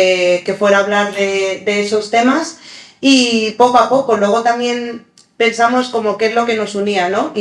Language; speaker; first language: Spanish; early bilingual, other home language; Arabic